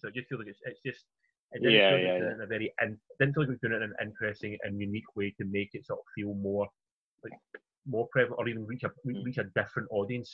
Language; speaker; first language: English; native; English